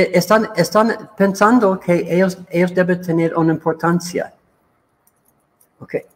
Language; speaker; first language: Spanish; non-native, learner; English